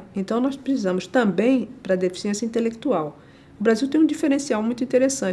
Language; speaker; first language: Portuguese; native; Portuguese